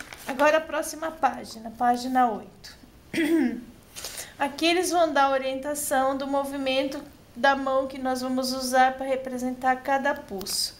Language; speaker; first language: Portuguese; native; Portuguese